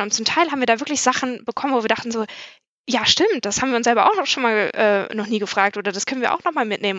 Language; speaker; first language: German; native; German